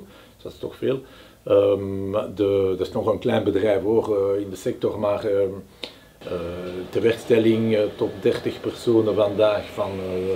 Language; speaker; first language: Dutch; native; Dutch